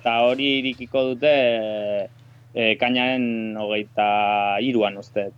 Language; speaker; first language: Basque; non-native, local second language; Spanish